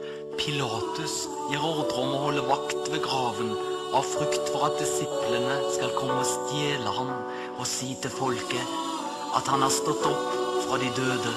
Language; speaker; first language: Norwegian; native; Norwegian